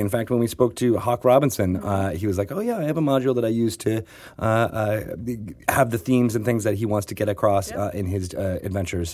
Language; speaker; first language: English; native; English